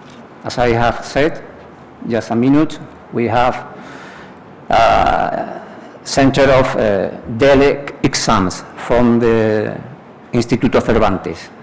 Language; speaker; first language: English; non-native, fluent; Spanish